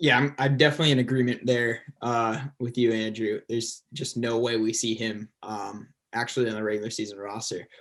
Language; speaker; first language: English; native; English